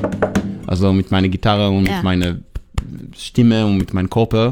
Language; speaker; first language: German; non-native, learner; Hebrew